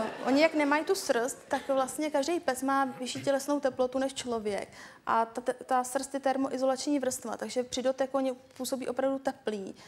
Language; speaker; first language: Czech; native; Czech